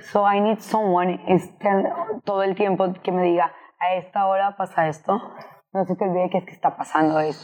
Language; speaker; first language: Spanish; native; Spanish